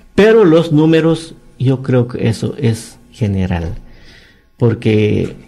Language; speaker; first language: Spanish; non-native, local second language; Yucateco